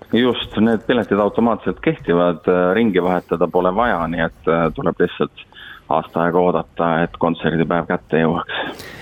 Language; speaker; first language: Estonian; native; Estonian